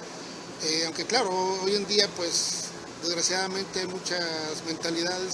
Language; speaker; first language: Spanish; native; Spanish